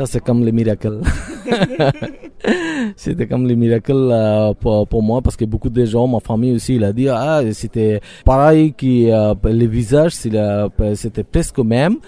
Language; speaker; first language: French; non-native, learner; Bangla